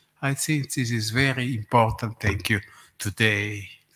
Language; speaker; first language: English; non-native, learner; Italian